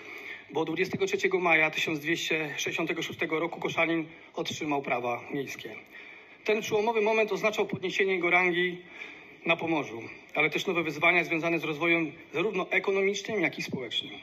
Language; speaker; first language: Polish; native; Polish